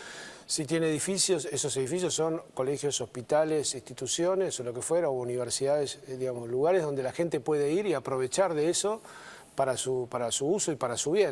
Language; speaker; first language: Spanish; native; Spanish